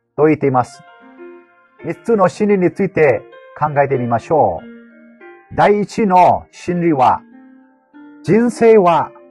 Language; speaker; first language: Japanese; non-native, fluent; Burmese